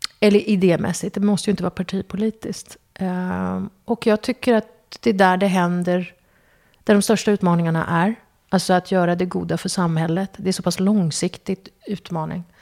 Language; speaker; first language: Swedish; early bilingual, other home language; Kurdish